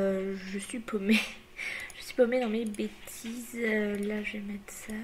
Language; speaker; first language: French; native; French